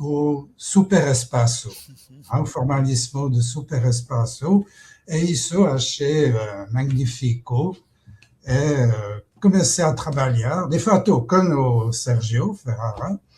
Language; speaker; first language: Portuguese; non-native, fluent; French